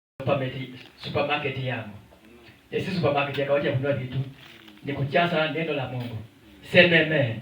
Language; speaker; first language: Swahili; non-native, local second language; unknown